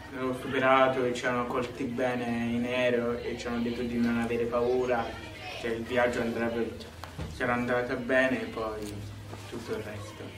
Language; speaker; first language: Italian; early bilingual, other home language; Lingala